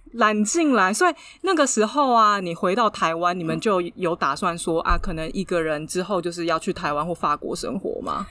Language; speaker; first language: Chinese; native; Chinese